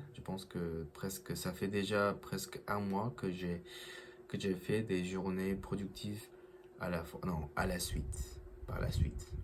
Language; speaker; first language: French; non-native, learner; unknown